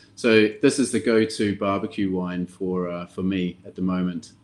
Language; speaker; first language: English; native; English